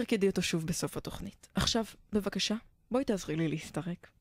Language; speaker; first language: Hebrew; native; Hebrew